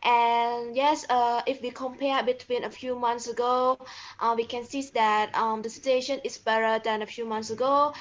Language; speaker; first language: English; non-native, learner; Khmer